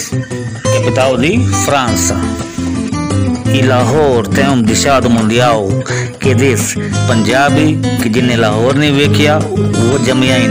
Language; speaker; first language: Portuguese; non-native, learner; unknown